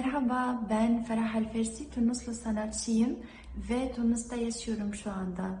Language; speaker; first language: Turkish; non-native, learner; Arabic